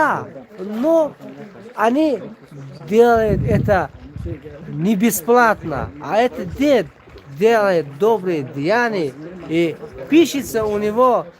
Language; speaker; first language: Russian; non-native, local second language; Tajik